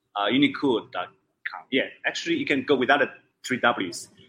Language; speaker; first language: English; non-native, fluent; Chinese